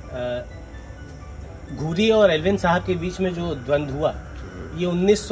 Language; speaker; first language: Hindi; native; Hindi